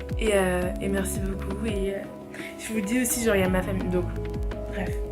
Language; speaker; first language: French; early bilingual, other home language; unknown